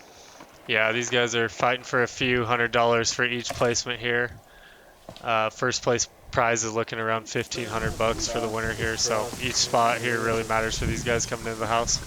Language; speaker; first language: English; native; English